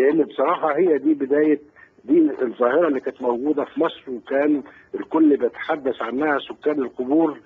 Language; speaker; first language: Arabic; native; Arabic